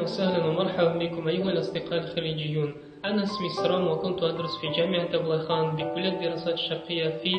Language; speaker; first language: Arabic; non-native, fluent; Kazakh